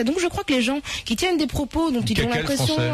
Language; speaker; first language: French; native; French